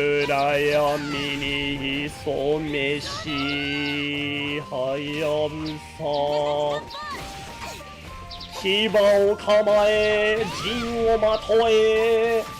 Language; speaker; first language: Japanese; native; Japanese